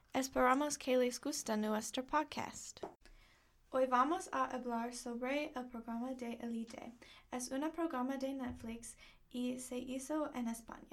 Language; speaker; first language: Spanish; non-native, learner; English